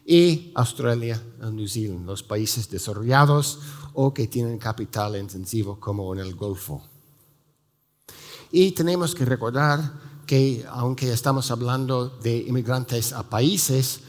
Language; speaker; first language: Spanish; non-native, fluent; English